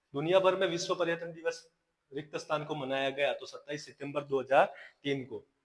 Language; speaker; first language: Hindi; non-native, local second language; Gujarati